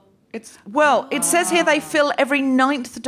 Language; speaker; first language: English; native; English